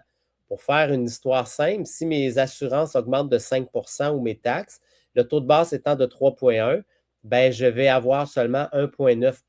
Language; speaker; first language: French; native; French